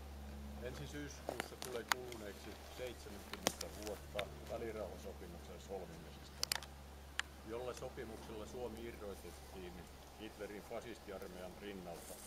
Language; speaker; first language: Finnish; native; Finnish